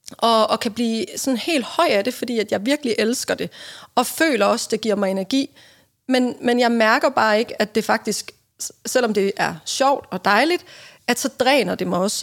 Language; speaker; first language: Danish; native; Danish